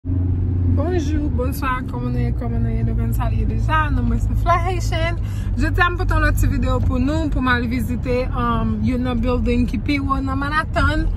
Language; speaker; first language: French; non-native, learner; Haitian Creole